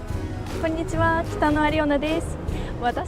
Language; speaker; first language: Japanese; non-native, fluent; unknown